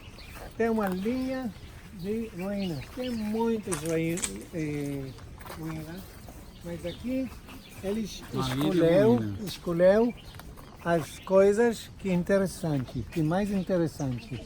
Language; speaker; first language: Portuguese; non-native, fluent; Hebrew